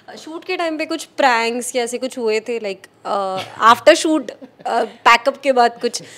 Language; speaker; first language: Hindi; non-native, local second language; Marathi